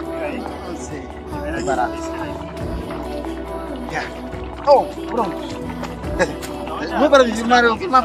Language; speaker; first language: Portuguese; non-native, local second language; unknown